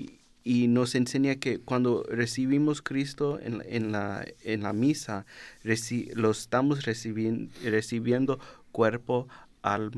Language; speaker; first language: Spanish; early bilingual, heritage; Spanish